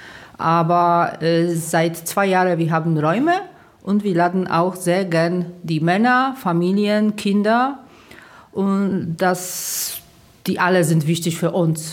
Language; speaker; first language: German; non-native, fluent; Polish